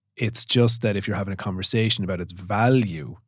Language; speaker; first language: English; native; English